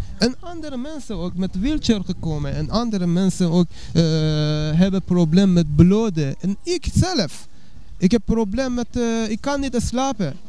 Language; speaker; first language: Dutch; non-native, learner; Persian